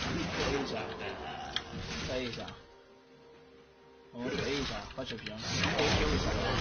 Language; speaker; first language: Chinese; native; Chinese